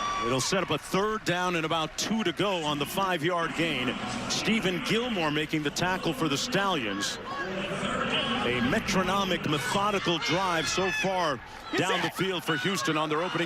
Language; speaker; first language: English; native; English